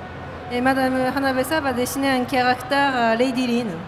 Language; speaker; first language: French; non-native, fluent; Japanese